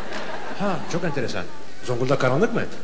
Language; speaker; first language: Turkish; native; Turkish